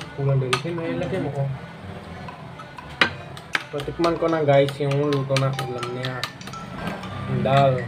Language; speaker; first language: Filipino; non-native, learner; Punjabi